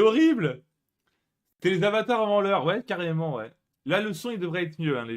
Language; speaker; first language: French; native; French